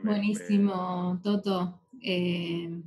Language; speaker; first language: Spanish; native; Spanish